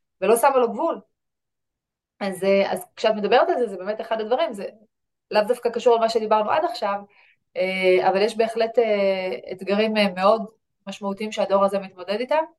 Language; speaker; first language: Hebrew; native; Hebrew